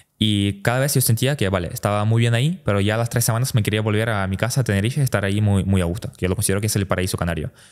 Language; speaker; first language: Spanish; early bilingual, other home language; Russian